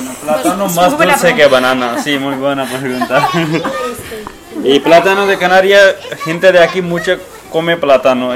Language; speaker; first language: Spanish; non-native, learner; Urdu